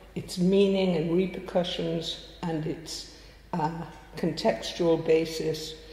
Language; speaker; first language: English; native; English